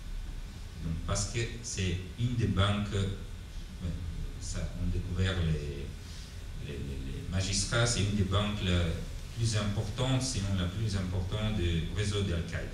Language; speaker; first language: French; non-native, fluent; Italian